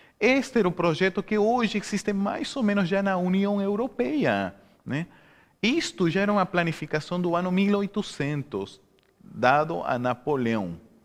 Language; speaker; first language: Portuguese; non-native, fluent; Spanish